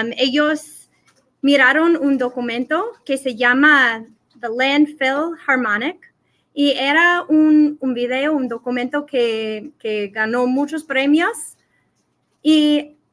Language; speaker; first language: Spanish; non-native, fluent; English